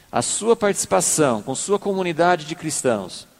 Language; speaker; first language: Portuguese; native; Portuguese